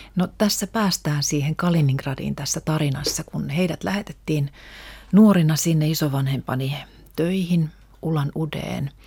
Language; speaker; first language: Finnish; non-native, local second language; Russian